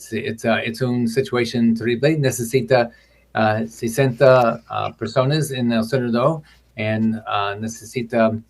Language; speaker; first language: Spanish; non-native, learner; English